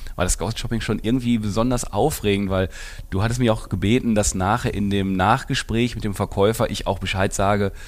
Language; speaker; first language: German; native; German